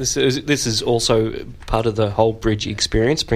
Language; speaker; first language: English; native; English